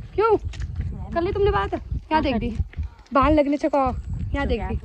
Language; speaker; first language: Hindi; native; Hindi